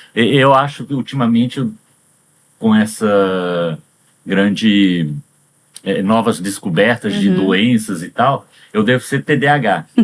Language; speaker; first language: Portuguese; early bilingual, heritage; Portuguese